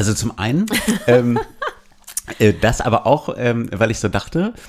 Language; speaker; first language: German; native; German